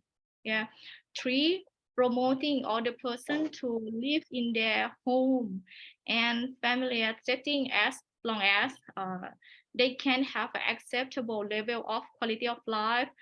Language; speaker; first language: English; non-native, learner; Thai